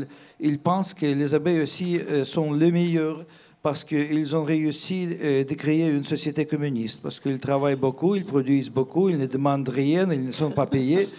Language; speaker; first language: French; non-native, fluent; Russian